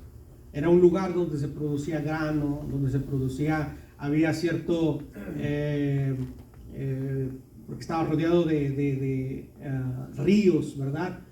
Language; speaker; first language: Spanish; native; Spanish